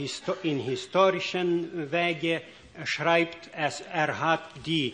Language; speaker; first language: German; non-native, fluent; Ukrainian